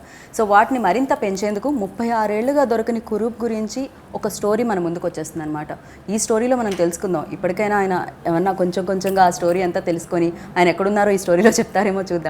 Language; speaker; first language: Telugu; native; Telugu